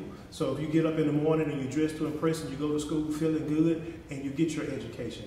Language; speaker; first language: English; native; English